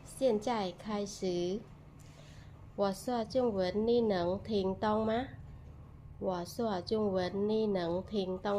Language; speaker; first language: Chinese; non-native, fluent; Khmer